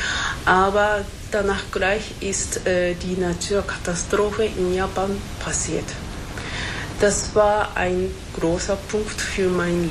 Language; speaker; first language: German; non-native, fluent; Japanese